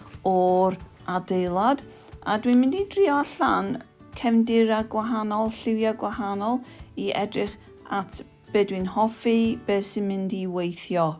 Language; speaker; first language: Welsh; non-native, fluent; English